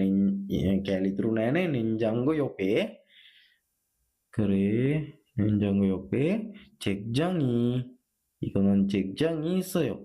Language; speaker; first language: Korean; non-native, fluent; Sinhala